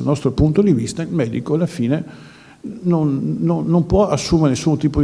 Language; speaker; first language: Italian; native; Italian